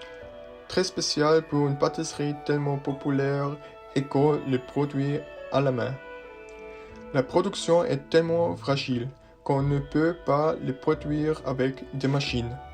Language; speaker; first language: French; non-native, learner; Swiss German